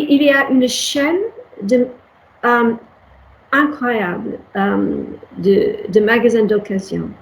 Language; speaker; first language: French; non-native, fluent; English